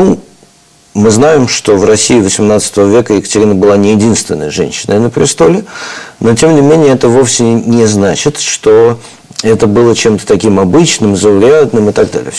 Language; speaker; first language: Russian; native; Russian